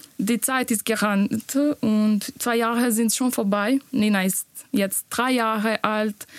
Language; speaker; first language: German; non-native, learner; Bosnian